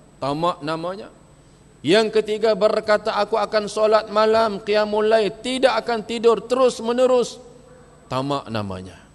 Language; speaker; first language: Malay; native; Malay